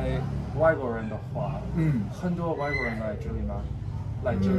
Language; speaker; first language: Chinese; non-native, learner; English